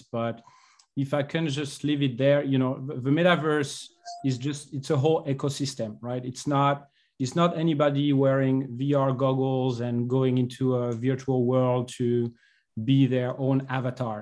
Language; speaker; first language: English; non-native, fluent; French